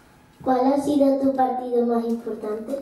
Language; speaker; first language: Spanish; native; Spanish